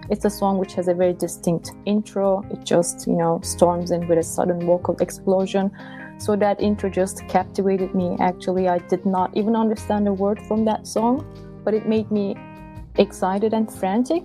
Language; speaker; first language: English; non-native, fluent; Turkish